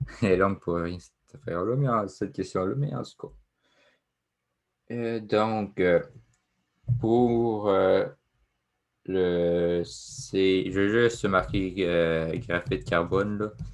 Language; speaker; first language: French; native; French